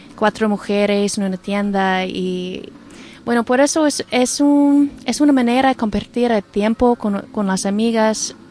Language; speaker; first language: Spanish; non-native, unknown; English